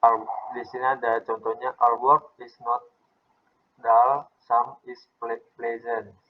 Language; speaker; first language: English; non-native, fluent; Indonesian